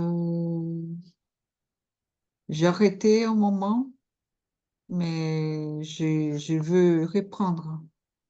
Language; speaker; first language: French; non-native, learner; Portuguese